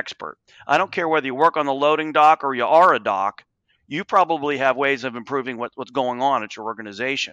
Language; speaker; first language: English; native; English